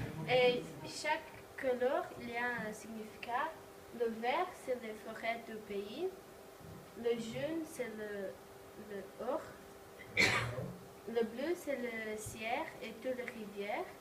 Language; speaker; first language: French; non-native, learner; Portuguese